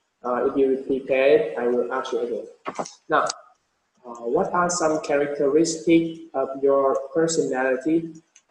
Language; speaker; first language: English; non-native, fluent; Vietnamese